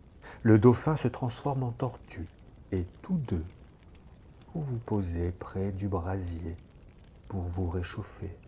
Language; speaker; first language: French; native; French